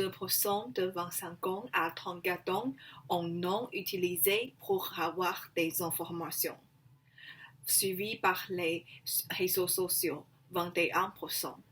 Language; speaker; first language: French; non-native, learner; Chinese